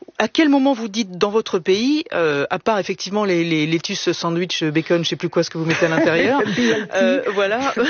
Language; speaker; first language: French; native; French